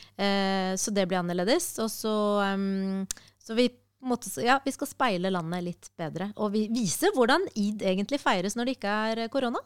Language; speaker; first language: Norwegian; early bilingual, other home language; Arabic